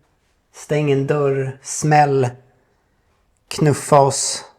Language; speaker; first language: Swedish; native; Swedish